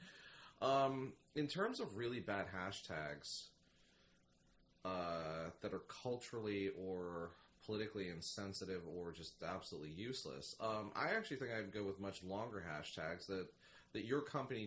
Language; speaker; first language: English; native; English